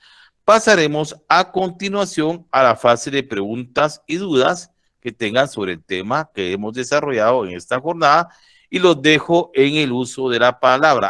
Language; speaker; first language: Spanish; native; Spanish